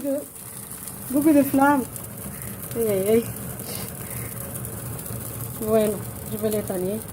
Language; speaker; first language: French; non-native, local second language; Arabic